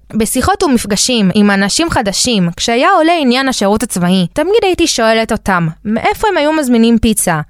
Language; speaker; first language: Hebrew; early bilingual, other home language; Spanish